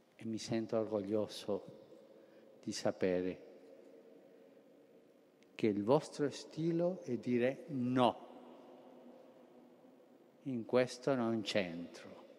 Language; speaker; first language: Italian; non-native, fluent; Spanish